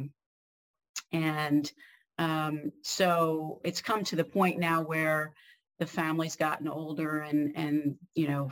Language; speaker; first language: English; native; English